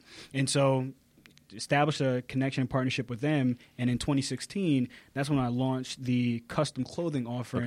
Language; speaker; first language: English; native; English